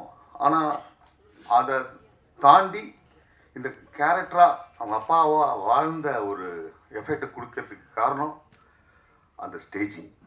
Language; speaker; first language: Tamil; native; Tamil